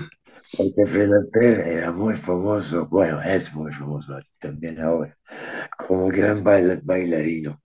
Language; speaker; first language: Spanish; non-native, fluent; Italian